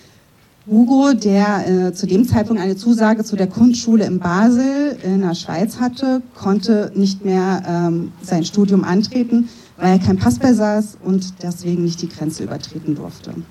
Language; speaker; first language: German; native; German